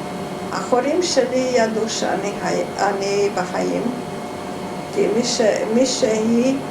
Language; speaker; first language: Hebrew; non-native, fluent; Hungarian